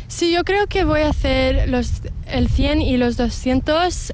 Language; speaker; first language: Spanish; early bilingual, heritage; English